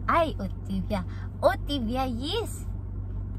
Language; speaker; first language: Russian; non-native, learner; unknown